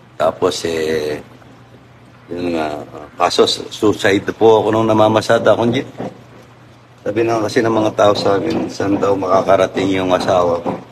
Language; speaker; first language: Filipino; non-native, local second language; Pampanga